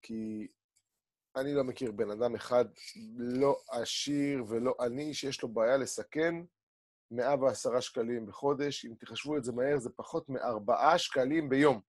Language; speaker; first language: Hebrew; native; Hebrew